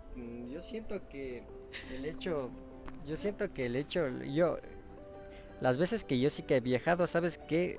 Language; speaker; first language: Spanish; native; Spanish